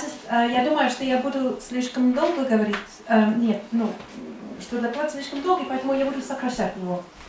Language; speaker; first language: Russian; non-native, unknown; English